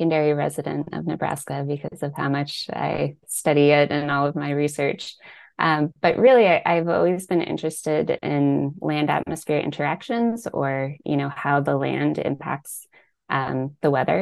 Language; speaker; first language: English; native; English